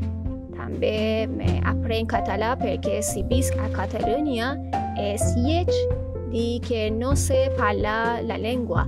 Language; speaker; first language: Catalan; non-native, learner; Persian